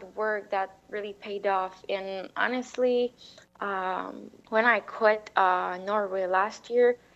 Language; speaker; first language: English; non-native, fluent; French